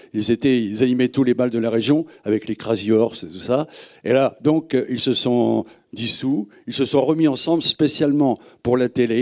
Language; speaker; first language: French; native; French